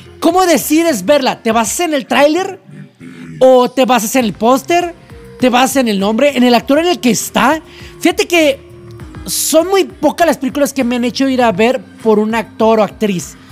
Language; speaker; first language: Spanish; native; Spanish